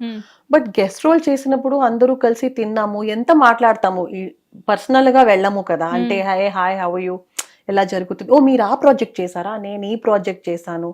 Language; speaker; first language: Telugu; non-native, local second language; Kannada